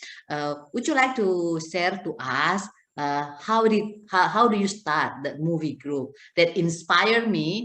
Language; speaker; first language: English; non-native, fluent; Indonesian